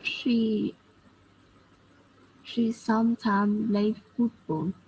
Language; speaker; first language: English; non-native, learner; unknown